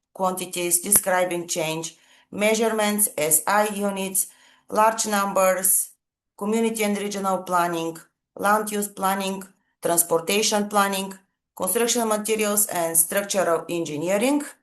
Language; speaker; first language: English; non-native, fluent; Bulgarian